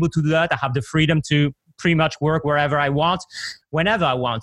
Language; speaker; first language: English; non-native, fluent; French